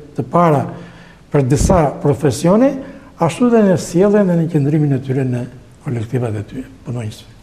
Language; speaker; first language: Albanian; native; Albanian